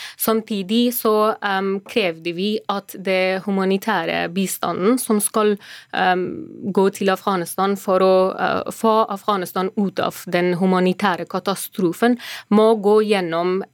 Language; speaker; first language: Norwegian; non-native, fluent; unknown